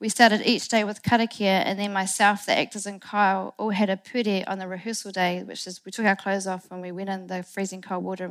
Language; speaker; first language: English; native; English